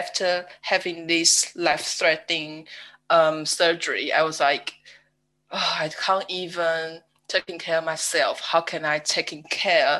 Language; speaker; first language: English; non-native, fluent; Chinese